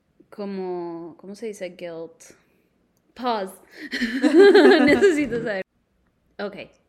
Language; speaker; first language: Spanish; early bilingual, heritage; Spanish